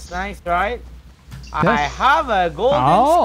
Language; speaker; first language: English; non-native, local second language; Filipino